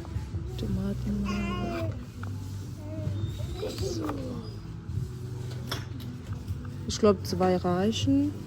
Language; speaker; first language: German; non-native, learner; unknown